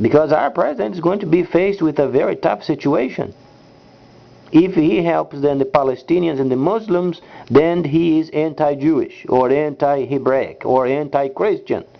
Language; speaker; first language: English; non-native, fluent; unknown